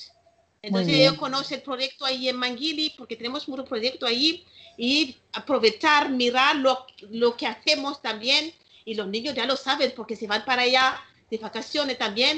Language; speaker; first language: Spanish; non-native, learner; Malagasy